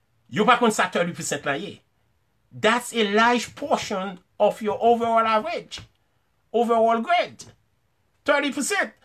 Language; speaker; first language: English; non-native, fluent; Haitian Creole